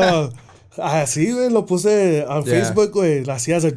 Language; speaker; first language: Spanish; early bilingual, heritage; Spanish